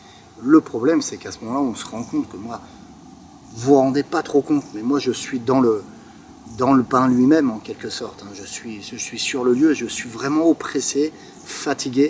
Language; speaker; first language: French; native; French